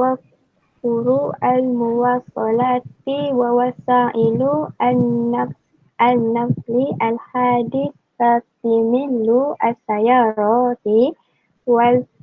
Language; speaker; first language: Arabic; non-native, learner; Malay